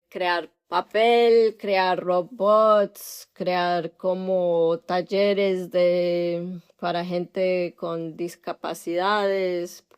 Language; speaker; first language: Spanish; early bilingual, heritage; English